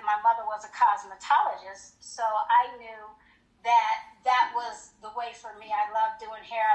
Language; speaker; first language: English; native; English